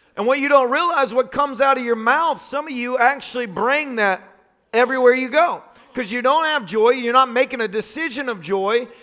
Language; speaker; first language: English; native; English